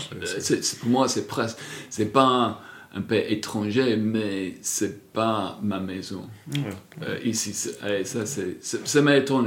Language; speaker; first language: French; non-native, fluent; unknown